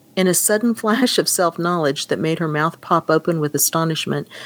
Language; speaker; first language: English; native; English